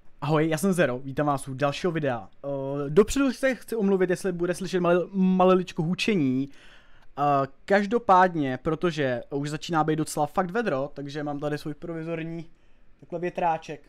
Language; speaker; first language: Czech; native; Czech